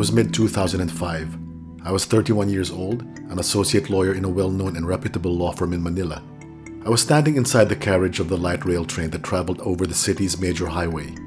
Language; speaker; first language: English; non-native, local second language; Filipino